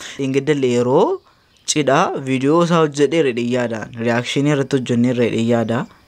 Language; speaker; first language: Oromo; native; Oromo